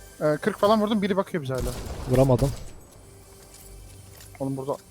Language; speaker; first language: Turkish; native; Turkish